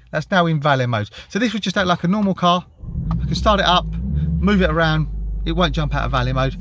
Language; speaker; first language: English; native; English